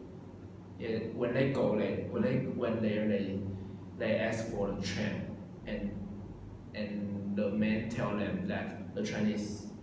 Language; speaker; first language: English; non-native, learner; Chinese